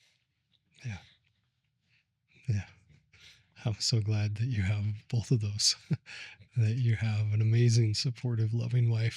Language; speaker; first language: English; native; English